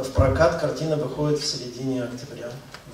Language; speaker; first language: Russian; native; Russian